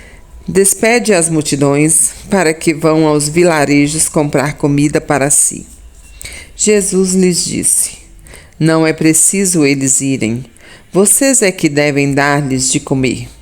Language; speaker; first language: Portuguese; native; Portuguese